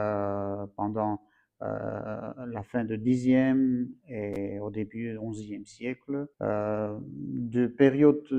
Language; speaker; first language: French; non-native, fluent; Armenian